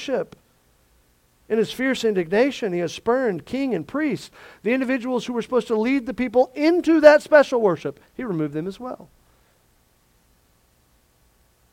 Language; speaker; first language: English; native; English